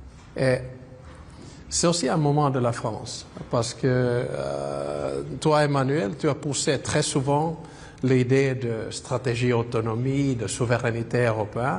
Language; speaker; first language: French; non-native, fluent; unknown